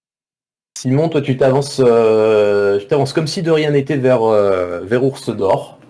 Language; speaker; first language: French; native; French